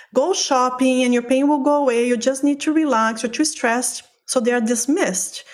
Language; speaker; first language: English; non-native, fluent; Portuguese